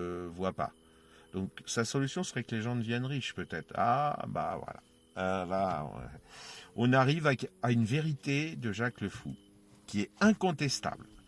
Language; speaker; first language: French; native; French